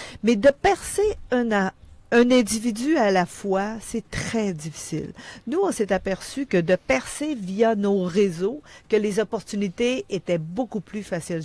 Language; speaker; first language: French; native; French